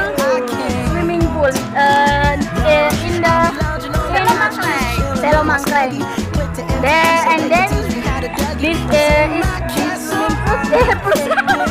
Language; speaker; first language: English; non-native, learner; Indonesian